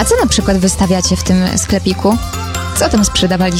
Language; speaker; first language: Polish; native; Polish